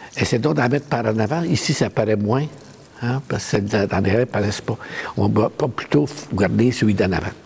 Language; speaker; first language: French; native; French